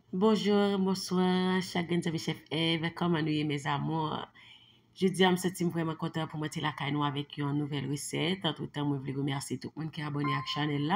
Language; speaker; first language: French; non-native, learner; Haitian Creole